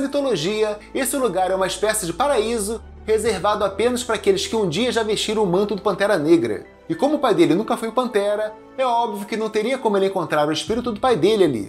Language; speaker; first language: Portuguese; native; Portuguese